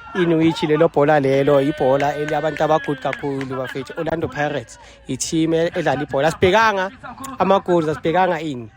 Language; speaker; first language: Zulu; native; Zulu